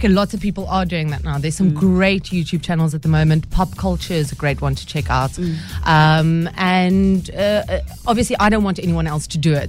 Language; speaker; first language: English; native; English